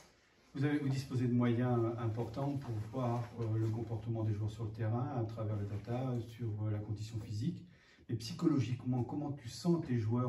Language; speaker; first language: French; native; French